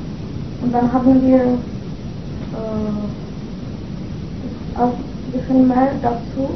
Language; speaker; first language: German; non-native, fluent; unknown